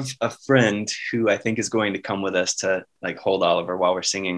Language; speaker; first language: English; native; English